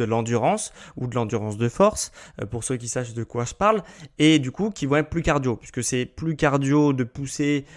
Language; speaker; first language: French; native; French